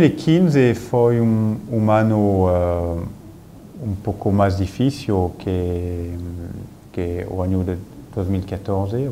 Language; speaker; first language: Portuguese; non-native, fluent; French